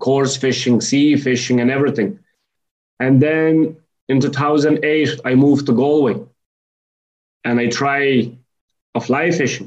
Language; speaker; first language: English; non-native, fluent; Lithuanian